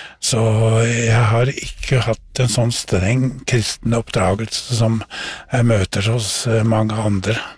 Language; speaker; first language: Norwegian; native; Norwegian